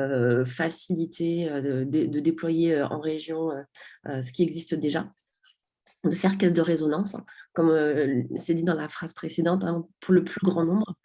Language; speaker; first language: French; native; French